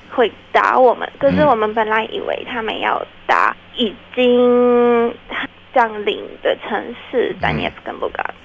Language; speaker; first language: Chinese; non-native, fluent; Ukrainian